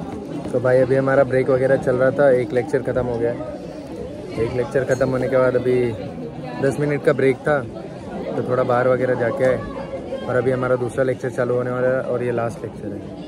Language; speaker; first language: Hindi; native; Hindi